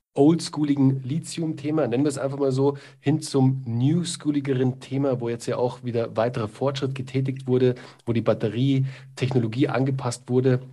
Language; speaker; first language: German; native; German